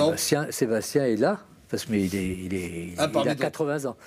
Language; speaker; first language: French; native; French